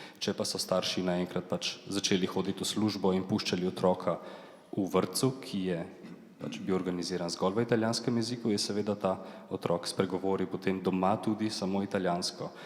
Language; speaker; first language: Slovenian; native; Slovenian